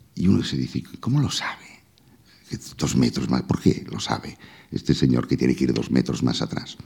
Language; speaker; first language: Spanish; native; Spanish